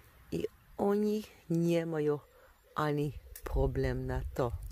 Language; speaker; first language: Polish; non-native, learner; Dutch